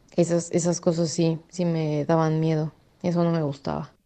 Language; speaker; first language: Spanish; native; Spanish